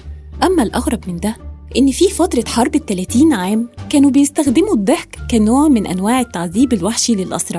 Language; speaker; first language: Arabic; native; Arabic